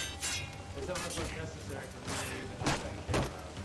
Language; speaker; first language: English; native; English